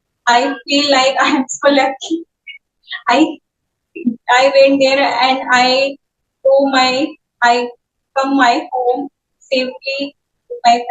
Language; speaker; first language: English; non-native, learner; Hindi